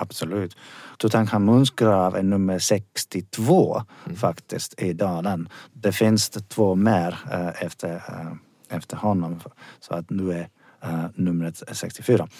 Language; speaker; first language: Swedish; non-native, fluent; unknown